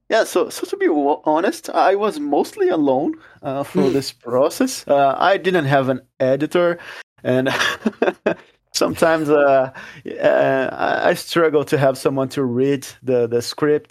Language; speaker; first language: English; non-native, fluent; Portuguese